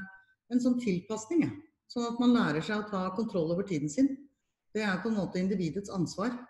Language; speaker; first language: Norwegian; native; Norwegian